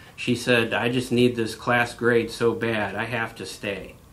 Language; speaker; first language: English; native; English